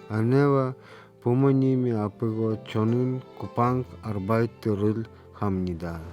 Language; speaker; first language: Korean; non-native, learner; Russian